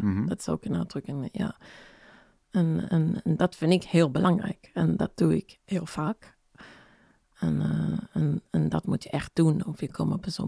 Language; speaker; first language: Dutch; non-native, fluent; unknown